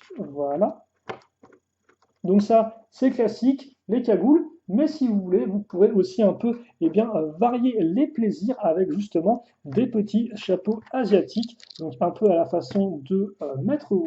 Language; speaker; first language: French; native; French